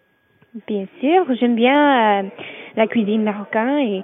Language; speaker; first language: French; non-native, learner; English